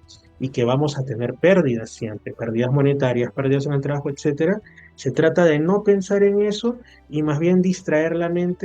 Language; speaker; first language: Spanish; native; Spanish